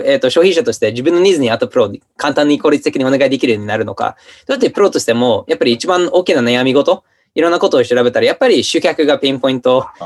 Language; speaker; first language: Japanese; non-native, fluent; English